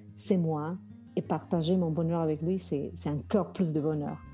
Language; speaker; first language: French; non-native, fluent; Spanish